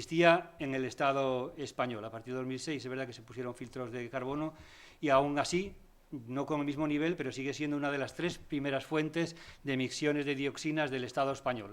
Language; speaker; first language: Spanish; native; Spanish